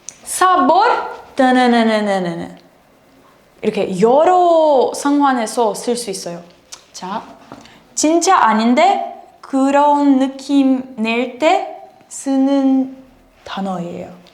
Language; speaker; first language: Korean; non-native, learner; Portuguese